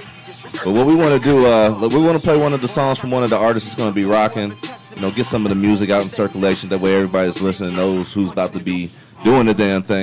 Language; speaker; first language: English; native; English